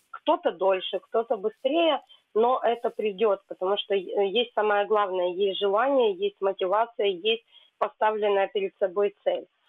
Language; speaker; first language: Russian; native; Russian